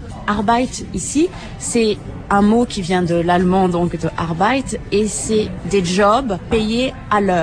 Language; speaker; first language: French; native; French